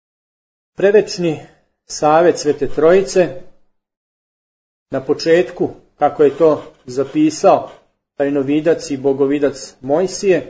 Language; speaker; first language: Serbian; native; Serbian